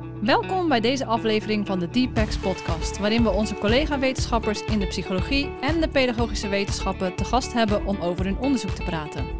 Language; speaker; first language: Dutch; native; Dutch